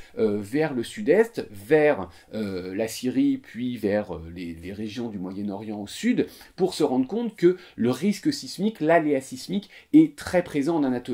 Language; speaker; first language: French; native; French